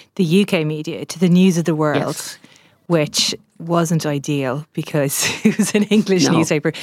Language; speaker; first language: English; native; English